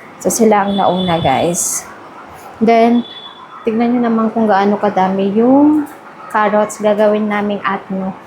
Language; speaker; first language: Filipino; non-native, local second language; Iloko